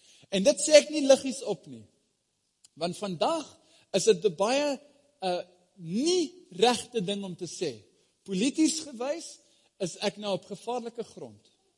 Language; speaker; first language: Afrikaans; non-native, fluent; English